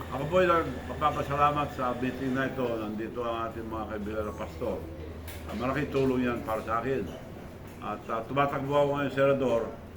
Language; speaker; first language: Filipino; non-native, local second language; Iloko